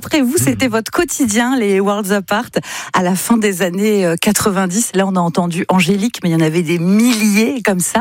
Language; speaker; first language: French; native; French